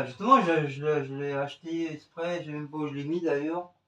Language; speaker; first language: French; native; French